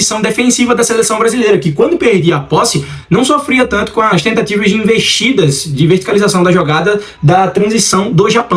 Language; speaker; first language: Portuguese; native; Portuguese